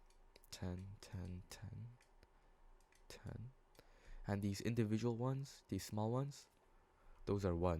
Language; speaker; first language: English; native; English